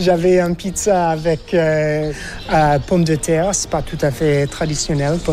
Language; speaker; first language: French; non-native, fluent; English